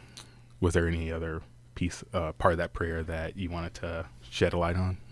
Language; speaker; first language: English; native; English